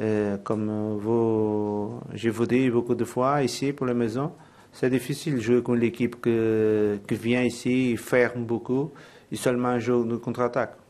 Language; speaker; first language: French; non-native, learner; Portuguese